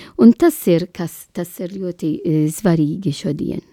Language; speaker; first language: Latvian; non-native, learner; Italian